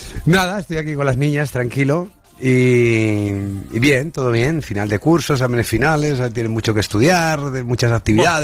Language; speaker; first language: Spanish; native; Spanish